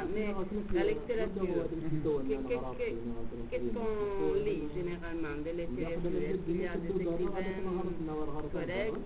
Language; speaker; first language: French; non-native, fluent; Italian